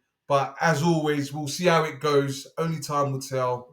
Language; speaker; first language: English; native; English